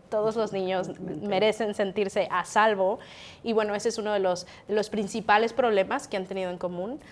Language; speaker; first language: Spanish; native; Spanish